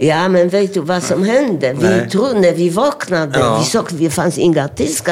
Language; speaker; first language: Swedish; non-native, fluent; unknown